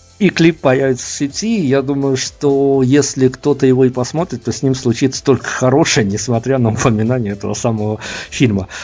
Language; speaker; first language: Russian; native; Russian